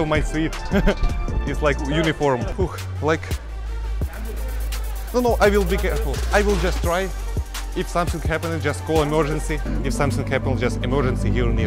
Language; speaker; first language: English; non-native, learner; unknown